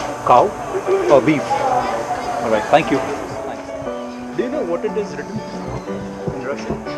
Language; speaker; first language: English; non-native, learner; Hindi